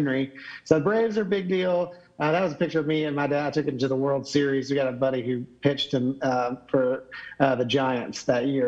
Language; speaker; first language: English; native; English